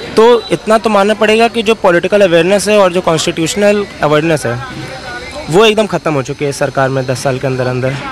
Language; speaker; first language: Hindi; native; Hindi